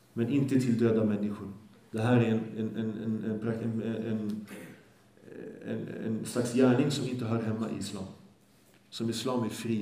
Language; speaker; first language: Swedish; early bilingual, other home language; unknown